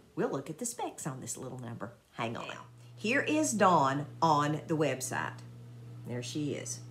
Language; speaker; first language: English; native; English